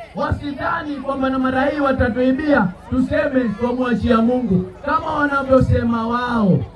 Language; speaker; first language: Swahili; native; Swahili